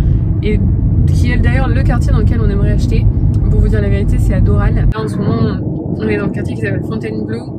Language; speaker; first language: French; native; French